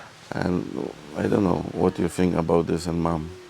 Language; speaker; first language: English; non-native, learner; Polish